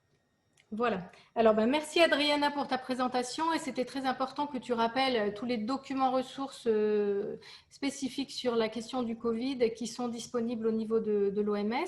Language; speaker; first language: French; native; French